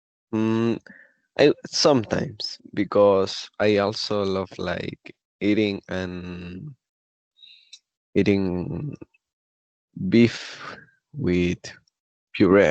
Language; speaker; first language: English; non-native, learner; Spanish